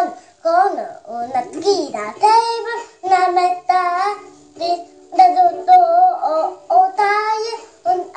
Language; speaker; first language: Spanish; non-native, learner; Korean